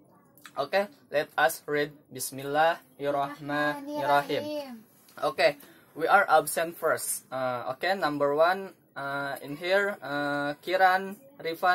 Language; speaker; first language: English; non-native, learner; Indonesian